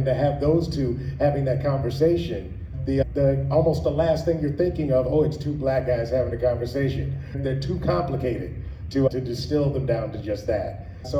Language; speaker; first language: English; native; English